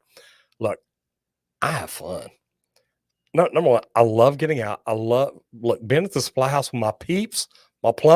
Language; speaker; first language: English; native; English